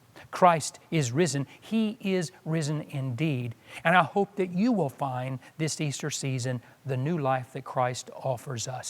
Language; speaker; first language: English; native; English